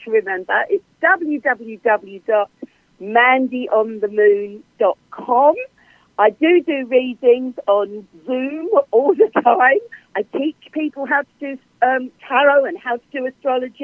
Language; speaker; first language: English; native; English